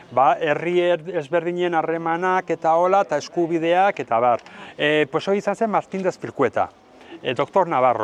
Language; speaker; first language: Basque; native; Basque